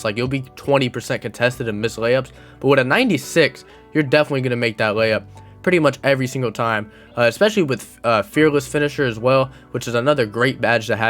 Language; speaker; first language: English; native; English